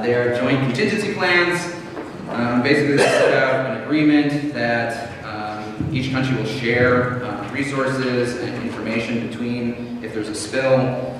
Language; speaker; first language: English; native; English